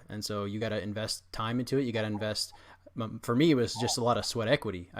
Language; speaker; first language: English; native; English